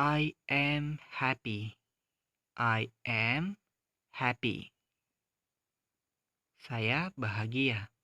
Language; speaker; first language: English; non-native, fluent; Indonesian